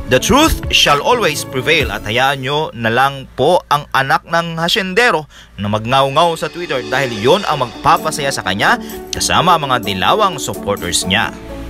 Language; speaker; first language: Filipino; native; Filipino